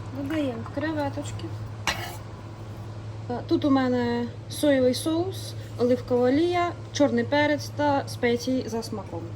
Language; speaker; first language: Ukrainian; native; Ukrainian